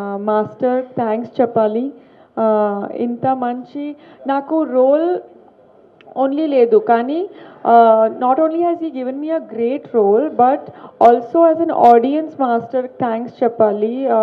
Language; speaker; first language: Telugu; non-native, learner; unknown